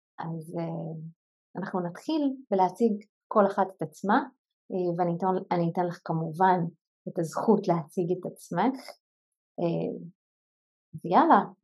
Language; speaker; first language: Hebrew; non-native, local second language; Arabic